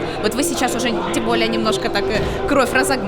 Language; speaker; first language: Russian; native; Russian